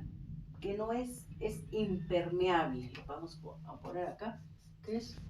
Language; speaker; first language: Spanish; native; Spanish